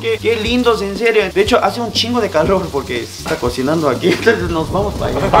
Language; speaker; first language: Spanish; non-native, fluent; Korean